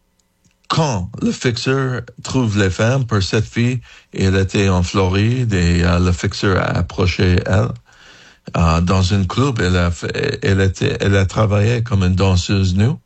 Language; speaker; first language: French; non-native, fluent; English